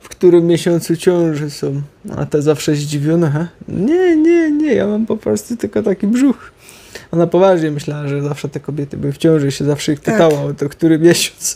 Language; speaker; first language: Polish; native; Polish